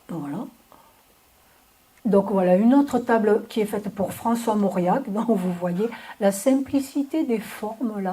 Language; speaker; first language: French; native; French